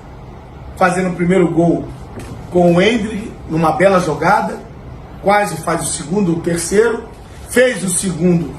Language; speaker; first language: Portuguese; native; Portuguese